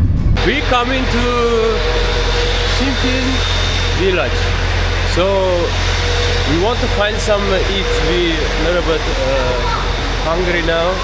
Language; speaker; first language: English; non-native, learner; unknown